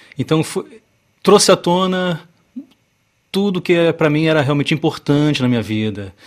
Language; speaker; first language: Portuguese; native; Portuguese